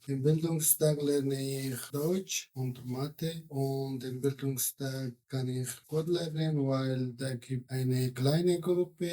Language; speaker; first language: German; non-native, learner; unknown